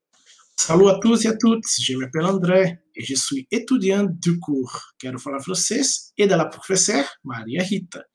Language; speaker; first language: French; non-native, learner; Portuguese